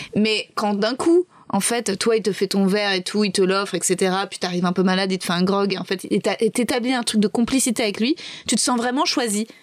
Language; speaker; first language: French; native; French